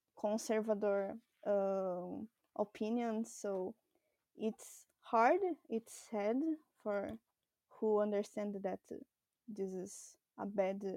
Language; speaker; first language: English; non-native, learner; Portuguese